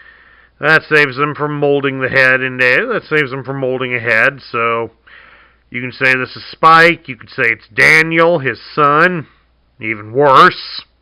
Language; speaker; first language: English; native; English